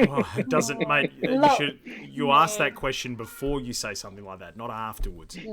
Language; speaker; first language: English; native; English